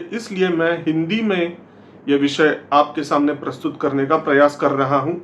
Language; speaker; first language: Hindi; non-native, local second language; Marathi